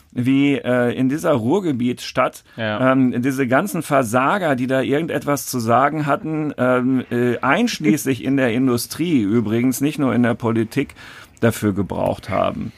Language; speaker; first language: German; native; German